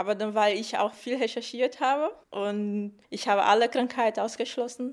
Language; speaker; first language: German; non-native, fluent; Portuguese